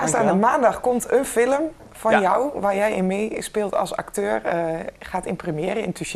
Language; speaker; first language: Dutch; native; Dutch